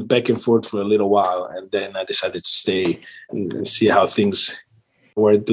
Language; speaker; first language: English; non-native, fluent; Italian